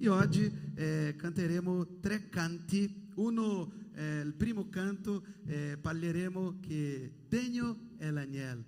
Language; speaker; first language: Italian; non-native, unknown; Portuguese